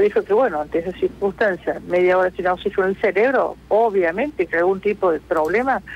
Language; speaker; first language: Spanish; native; Spanish